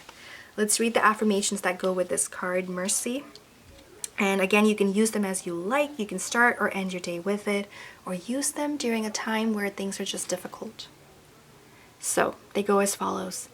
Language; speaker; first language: English; native; English